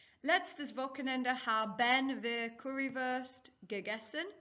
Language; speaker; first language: German; non-native, fluent; English